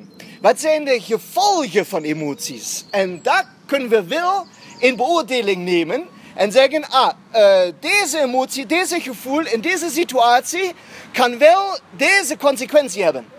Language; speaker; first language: Dutch; non-native, fluent; German